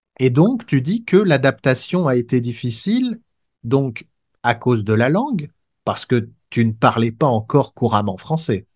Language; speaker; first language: French; native; French